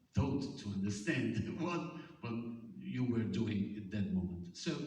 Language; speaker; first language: English; non-native, fluent; Italian